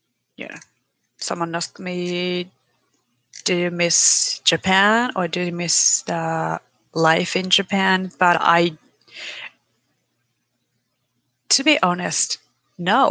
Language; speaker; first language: English; non-native, learner; Japanese